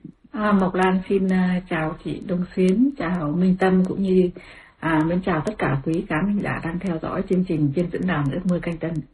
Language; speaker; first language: Vietnamese; native; Vietnamese